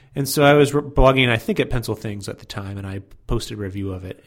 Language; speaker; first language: English; native; English